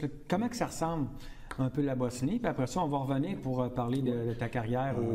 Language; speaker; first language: French; native; French